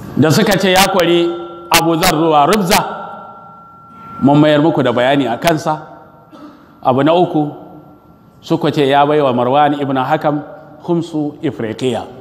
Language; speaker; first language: Hausa; non-native, local second language; Kanuri